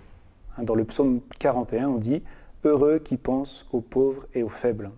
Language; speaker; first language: French; native; French